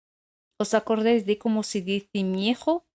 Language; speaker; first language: Spanish; non-native, fluent; French